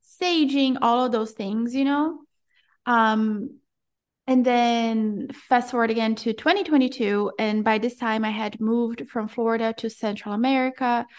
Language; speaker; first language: English; non-native, fluent; Portuguese